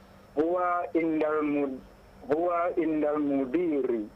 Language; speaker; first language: Arabic; non-native, learner; Indonesian